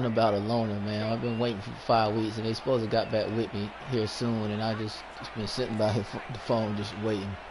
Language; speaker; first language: English; native; English